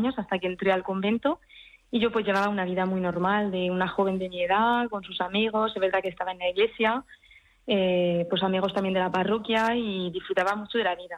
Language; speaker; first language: Spanish; early bilingual, heritage; French